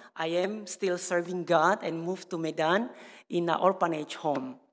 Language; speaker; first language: English; non-native, learner; Indonesian